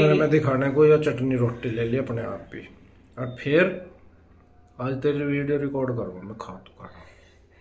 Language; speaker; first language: Hindi; native; Hindi